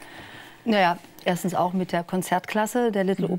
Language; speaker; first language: German; native; German